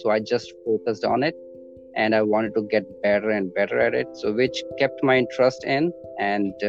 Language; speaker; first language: English; non-native, local second language; Punjabi